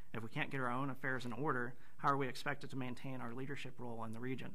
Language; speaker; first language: English; native; English